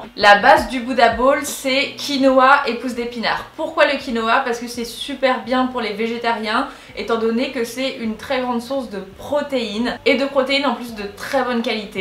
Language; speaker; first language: French; native; French